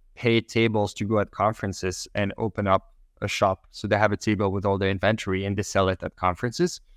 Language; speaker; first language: English; non-native, fluent; French